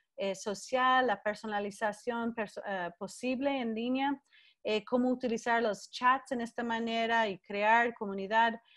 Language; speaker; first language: Spanish; non-native, fluent; English